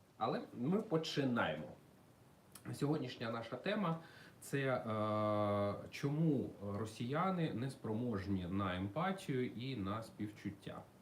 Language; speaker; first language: Ukrainian; non-native, local second language; Russian